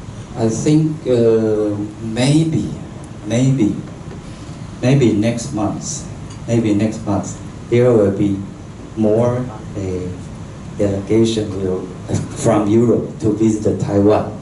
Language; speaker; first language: English; non-native, local second language; Chinese